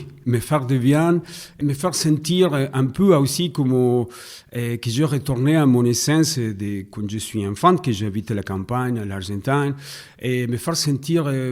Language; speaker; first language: French; non-native, fluent; Spanish